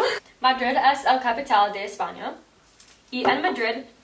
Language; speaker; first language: Spanish; non-native, learner; English